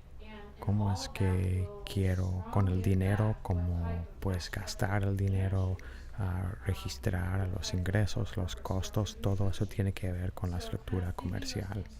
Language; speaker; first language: Spanish; non-native, fluent; English